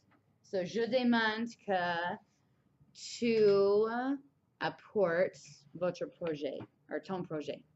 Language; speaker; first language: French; non-native, fluent; English